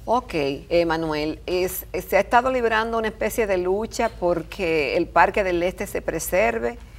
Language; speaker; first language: Spanish; native; Spanish